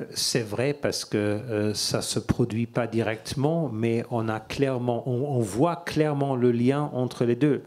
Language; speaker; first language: French; non-native, fluent; German